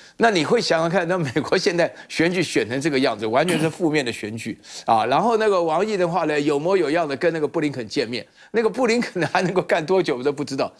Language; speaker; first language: Chinese; native; Chinese